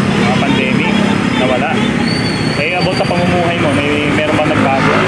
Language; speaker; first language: Filipino; native; Filipino